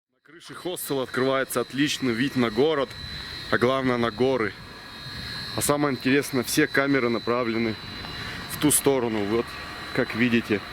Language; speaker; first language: Russian; native; Russian